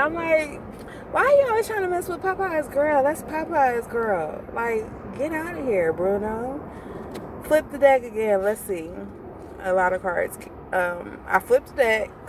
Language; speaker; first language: English; native; English